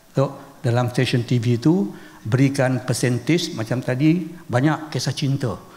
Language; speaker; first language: Malay; native; Malay